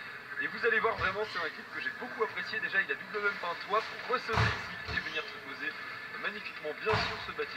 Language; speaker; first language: French; native; French